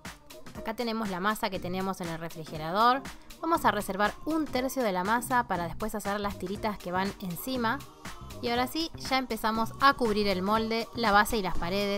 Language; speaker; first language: Spanish; native; Spanish